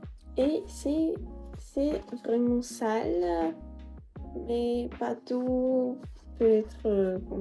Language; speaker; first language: French; non-native, learner; Russian